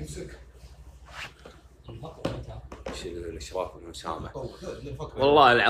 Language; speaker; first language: Arabic; native; Arabic